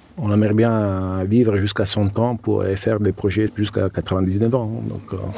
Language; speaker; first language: French; non-native, fluent; Italian